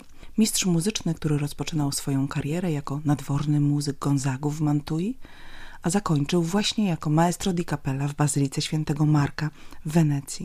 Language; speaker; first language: Polish; native; Polish